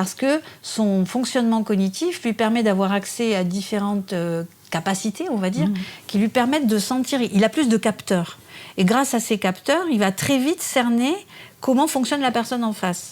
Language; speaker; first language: French; native; French